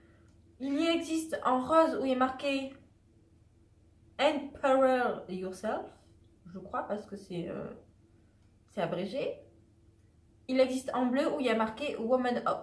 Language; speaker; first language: French; native; French